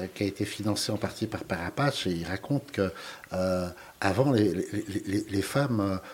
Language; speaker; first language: French; native; French